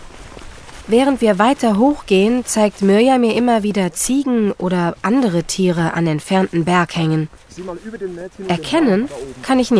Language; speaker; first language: German; native; German